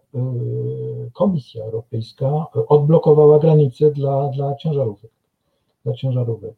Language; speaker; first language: Polish; non-native, fluent; French